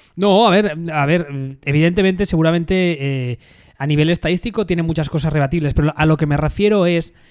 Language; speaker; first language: Spanish; native; Spanish